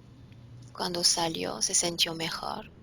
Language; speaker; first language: Spanish; non-native, fluent; French